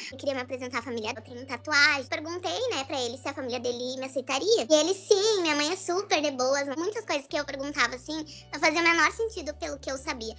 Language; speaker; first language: Portuguese; native; Portuguese